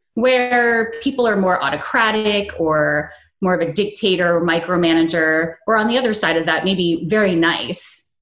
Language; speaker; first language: English; native; English